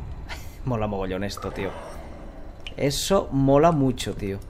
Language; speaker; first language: Spanish; native; Spanish